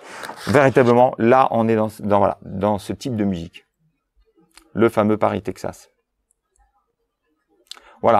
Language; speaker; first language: French; native; French